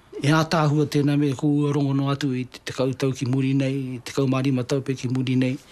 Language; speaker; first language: Māori; native; Māori